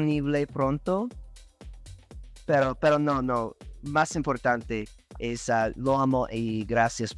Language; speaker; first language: Spanish; non-native, learner; English